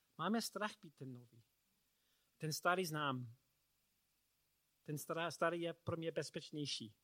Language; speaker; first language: Czech; non-native, learner; English